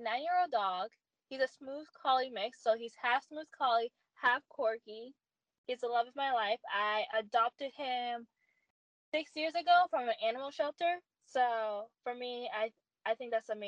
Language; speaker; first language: English; native; English